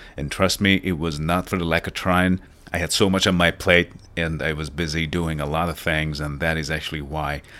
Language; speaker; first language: English; non-native, fluent; Persian